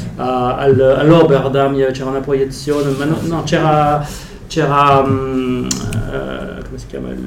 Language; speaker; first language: Italian; non-native, fluent; French